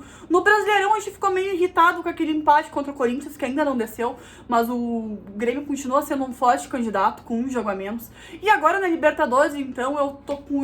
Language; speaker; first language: Portuguese; native; Portuguese